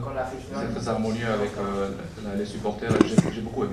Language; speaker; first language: French; non-native, fluent; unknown